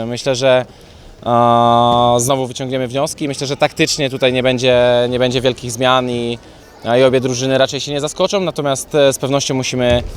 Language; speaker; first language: Polish; native; Polish